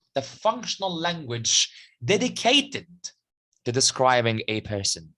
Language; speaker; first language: English; non-native, fluent; Arabic